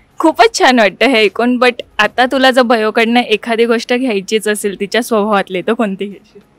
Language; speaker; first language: Marathi; native; Marathi